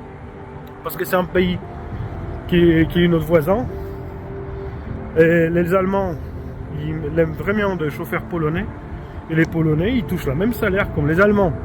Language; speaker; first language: French; non-native, fluent; Polish